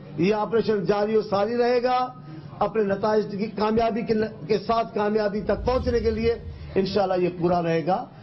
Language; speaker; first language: Urdu; non-native, local second language; Sindhi